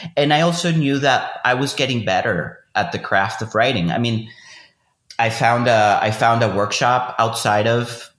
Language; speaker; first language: English; non-native, fluent; Spanish